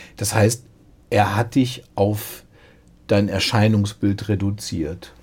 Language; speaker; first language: German; native; German